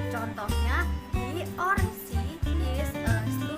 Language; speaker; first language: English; non-native, learner; Indonesian